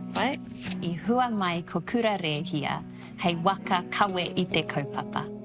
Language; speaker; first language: Māori; non-native, local second language; English